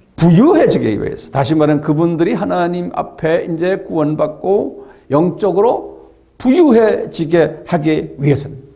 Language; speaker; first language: Korean; native; Korean